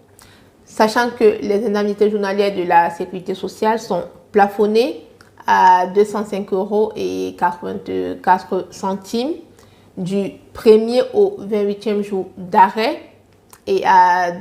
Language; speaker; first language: French; native; French